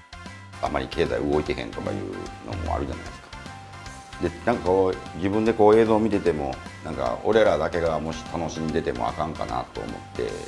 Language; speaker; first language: Japanese; native; Japanese